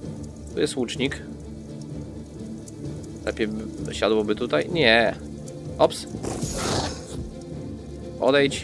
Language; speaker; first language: Polish; native; Polish